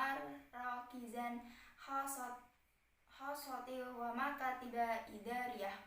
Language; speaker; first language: Arabic; non-native, learner; Indonesian